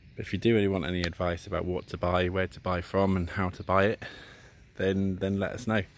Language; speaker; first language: English; native; English